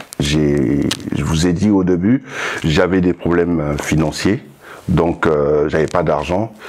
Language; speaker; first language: French; non-native, local second language; Sango